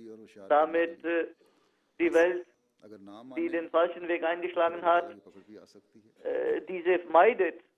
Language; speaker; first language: German; non-native, fluent; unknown